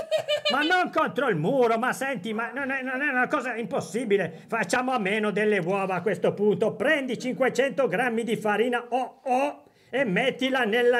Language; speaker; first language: Italian; native; Italian